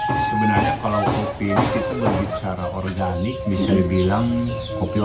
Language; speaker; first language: Indonesian; native; Indonesian